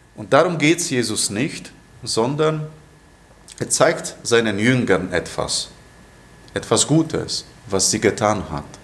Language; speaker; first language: German; non-native, fluent; Polish